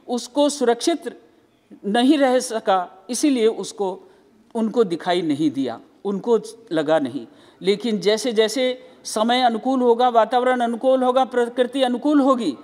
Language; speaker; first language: Hindi; native; Hindi